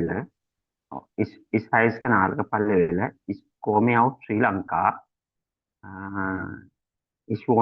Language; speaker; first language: German; non-native, learner; Sinhala